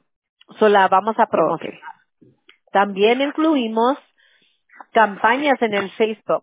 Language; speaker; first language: Spanish; early bilingual, heritage; Spanish